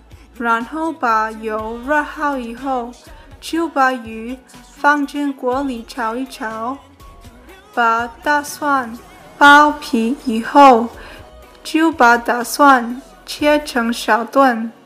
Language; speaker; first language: Chinese; early bilingual, heritage; Chinese